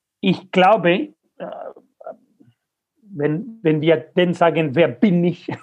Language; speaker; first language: German; non-native, fluent; Spanish